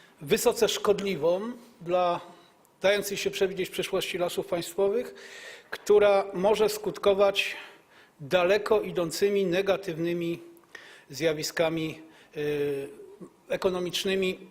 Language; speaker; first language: Polish; native; Polish